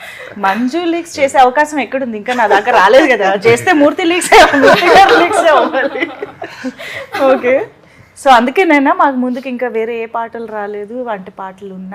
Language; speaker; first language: Telugu; native; Telugu